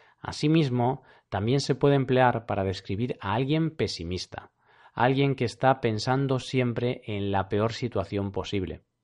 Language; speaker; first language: Spanish; native; Spanish